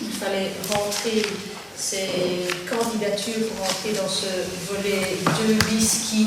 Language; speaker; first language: French; native; French